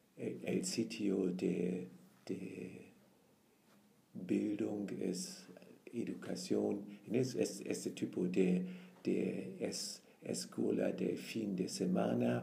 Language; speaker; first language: Spanish; non-native, fluent; German